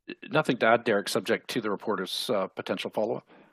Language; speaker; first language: English; native; English